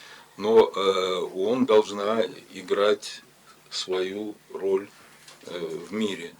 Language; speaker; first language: Russian; native; Russian